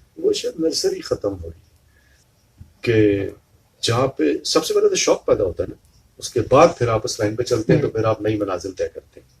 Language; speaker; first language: Urdu; native; Urdu